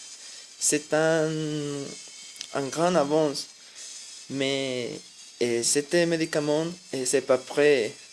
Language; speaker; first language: French; non-native, learner; Spanish